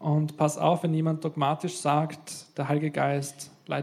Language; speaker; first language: German; native; German